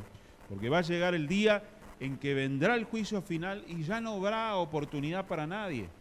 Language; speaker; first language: Spanish; native; Spanish